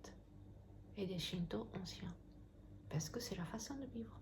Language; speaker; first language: French; non-native, fluent; Japanese